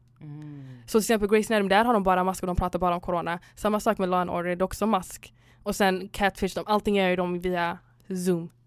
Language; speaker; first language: Swedish; early bilingual, other home language; Somali